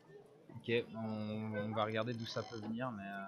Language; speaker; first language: French; native; French